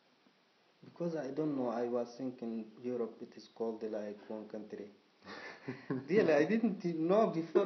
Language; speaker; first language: English; non-native, learner; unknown